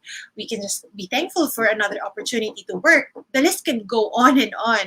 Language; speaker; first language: English; non-native, local second language; Filipino